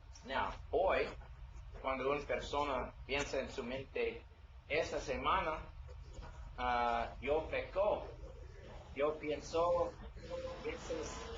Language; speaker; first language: Spanish; non-native, learner; English